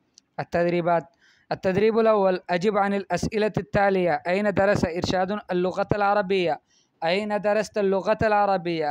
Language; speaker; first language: Arabic; non-native, fluent; Urdu